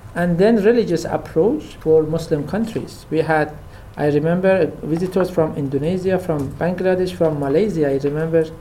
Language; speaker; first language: English; non-native, fluent; Persian